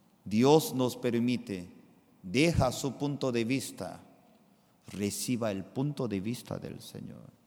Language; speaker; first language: Spanish; non-native, fluent; Korean